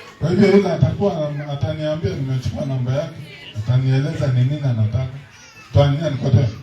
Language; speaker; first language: Swahili; non-native, local second language; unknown